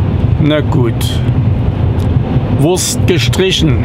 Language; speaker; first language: German; native; German